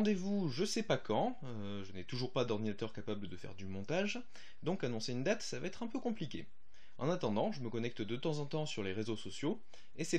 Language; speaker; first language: French; native; French